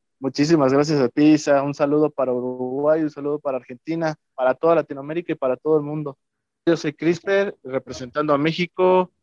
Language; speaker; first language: Spanish; native; Spanish